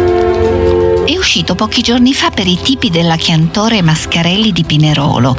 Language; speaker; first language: Italian; native; Italian